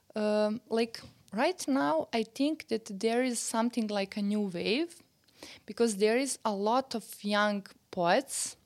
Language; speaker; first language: English; non-native, fluent; Serbian